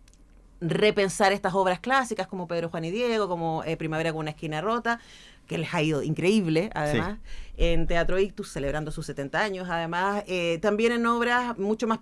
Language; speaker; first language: Spanish; native; Spanish